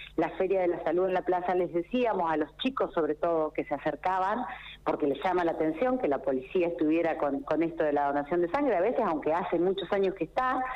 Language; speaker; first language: Spanish; native; Spanish